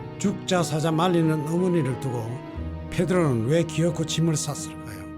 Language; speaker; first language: Korean; native; Korean